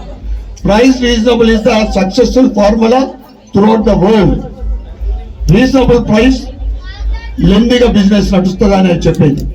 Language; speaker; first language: Telugu; native; Telugu